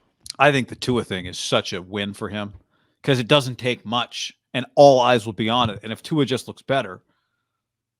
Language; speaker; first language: English; native; English